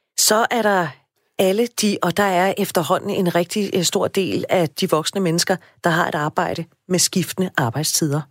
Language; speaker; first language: Danish; native; Danish